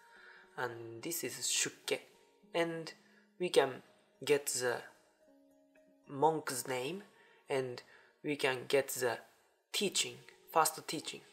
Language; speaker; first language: English; non-native, learner; Japanese